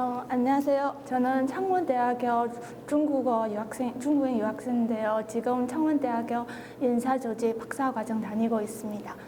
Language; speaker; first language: Korean; non-native, fluent; Chinese